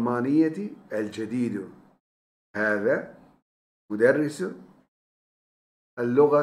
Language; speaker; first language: Arabic; non-native, fluent; Turkish